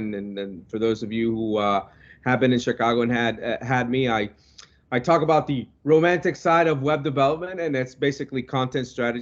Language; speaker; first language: English; non-native, local second language; Spanish